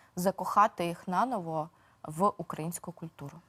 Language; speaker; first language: Ukrainian; native; Ukrainian